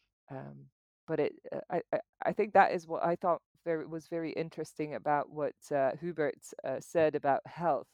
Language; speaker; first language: English; non-native, fluent; Dutch